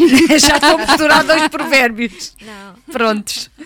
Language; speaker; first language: Portuguese; early bilingual, heritage; Portuguese